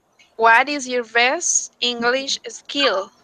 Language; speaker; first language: English; non-native, fluent; Spanish